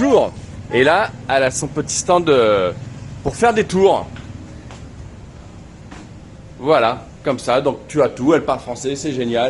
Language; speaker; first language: French; native; French